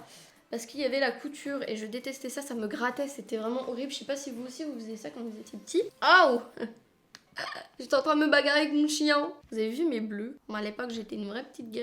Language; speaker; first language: French; native; French